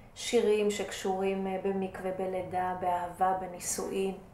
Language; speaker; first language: Hebrew; early bilingual, other home language; Persian